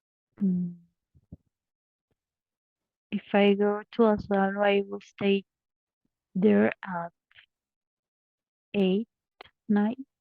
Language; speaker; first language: English; non-native, learner; Spanish